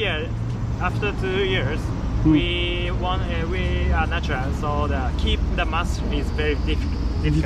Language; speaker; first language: English; non-native, learner; Japanese